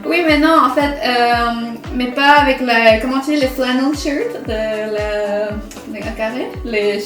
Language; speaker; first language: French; non-native, fluent; Spanish